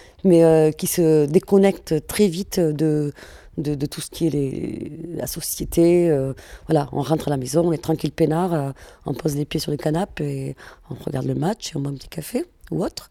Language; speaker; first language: French; non-native, fluent; Spanish